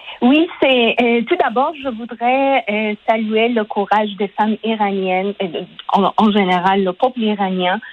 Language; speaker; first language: French; non-native, local second language; Persian